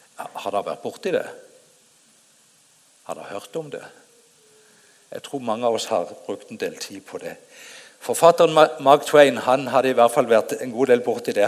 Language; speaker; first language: Norwegian; native; Norwegian